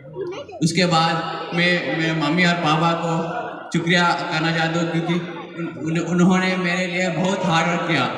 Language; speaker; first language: Hindi; non-native, local second language; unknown